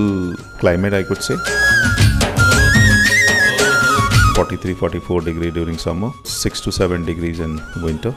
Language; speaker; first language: English; non-native, local second language; Odia